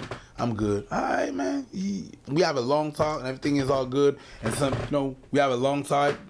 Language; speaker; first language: English; native; English